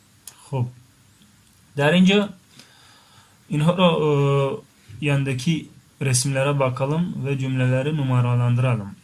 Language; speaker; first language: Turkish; non-native, fluent; Tajik